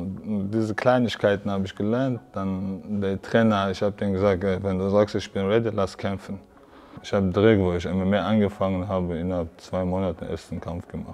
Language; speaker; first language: German; non-native, fluent; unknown